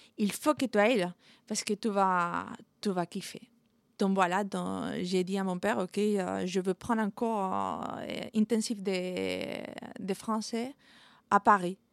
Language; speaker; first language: French; non-native, fluent; Spanish